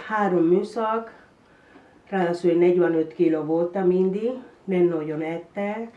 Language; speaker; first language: Hungarian; non-native, learner; Spanish